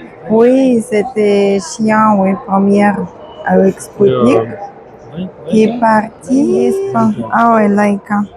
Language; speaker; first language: French; non-native, fluent; Russian